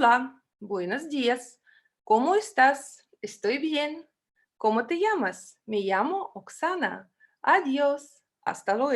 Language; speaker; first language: Spanish; non-native, fluent; Russian